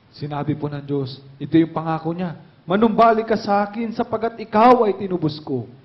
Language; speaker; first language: Filipino; native; Filipino